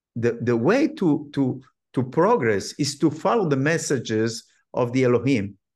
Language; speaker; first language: English; non-native, fluent; Arabic